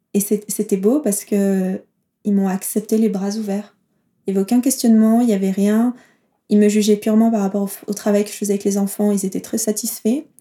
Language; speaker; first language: French; native; French